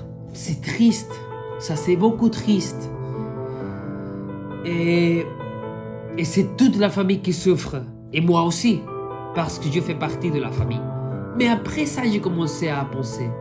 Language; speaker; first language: French; non-native, fluent; Spanish